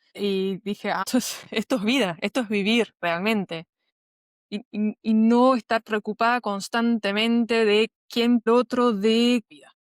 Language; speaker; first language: Spanish; non-native, fluent; German